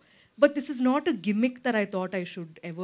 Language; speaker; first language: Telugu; non-native, local second language; Malayalam